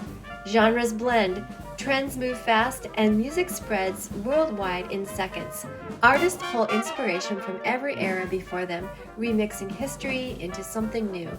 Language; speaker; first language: English; native; English